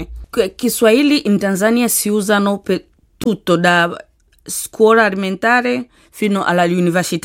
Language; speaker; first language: Italian; non-native, learner; Swahili